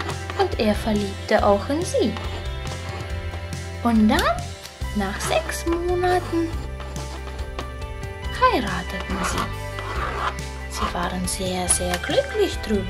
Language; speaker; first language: German; early bilingual, other home language; Russian